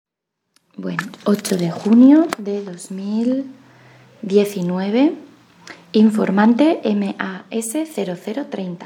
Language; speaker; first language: Spanish; native; Spanish